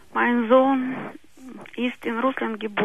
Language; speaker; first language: German; non-native, local second language; Russian